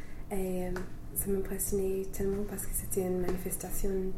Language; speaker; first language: French; non-native, fluent; English